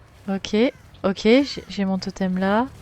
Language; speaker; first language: French; native; French